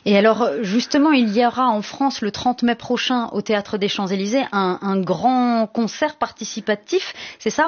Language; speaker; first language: French; native; French